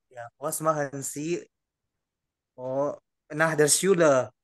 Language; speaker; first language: German; non-native, learner; Indonesian